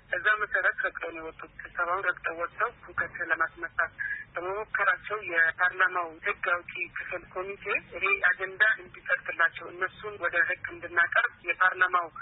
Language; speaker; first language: Amharic; non-native, local second language; Somali